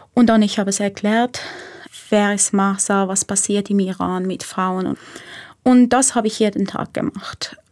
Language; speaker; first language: German; non-native, fluent; Persian